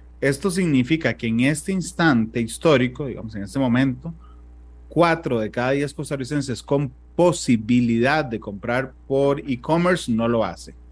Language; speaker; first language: Spanish; native; Spanish